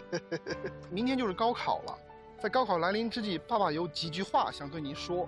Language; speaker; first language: Chinese; native; Chinese